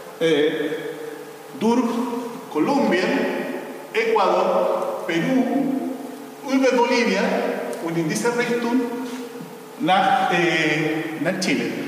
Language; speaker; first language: German; non-native, fluent; Spanish